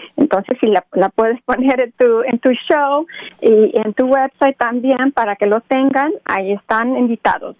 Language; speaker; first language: Spanish; early bilingual, heritage; Spanish